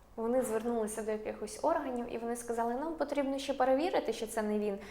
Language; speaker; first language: Ukrainian; non-native, local second language; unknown